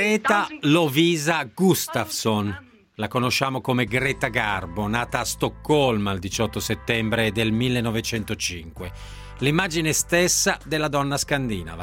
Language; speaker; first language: Italian; native; Italian